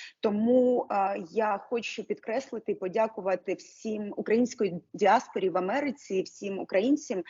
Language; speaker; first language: Ukrainian; non-native, local second language; Russian